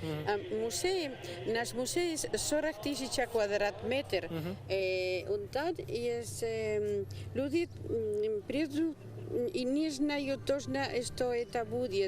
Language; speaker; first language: Russian; non-native, learner; Spanish